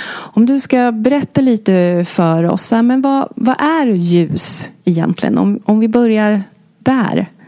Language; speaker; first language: Swedish; native; Swedish